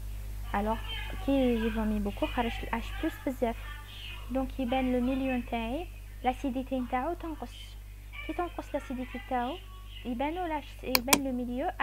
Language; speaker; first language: French; non-native, local second language; Arabic